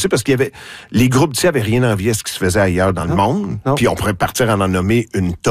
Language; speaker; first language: French; native; French